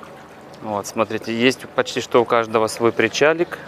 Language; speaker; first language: Russian; native; Russian